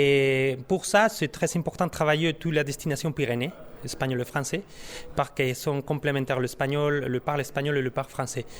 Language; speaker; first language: French; non-native, learner; Spanish